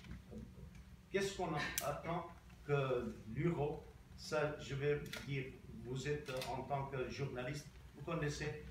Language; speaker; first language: French; non-native, local second language; Armenian